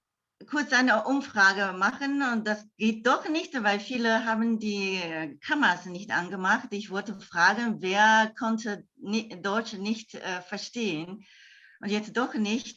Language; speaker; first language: German; non-native, fluent; Chinese